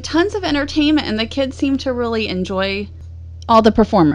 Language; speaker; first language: English; native; English